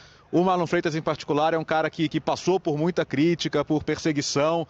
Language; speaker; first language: Portuguese; native; Portuguese